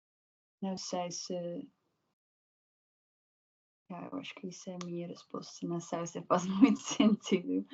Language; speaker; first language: Portuguese; non-native, learner; Dutch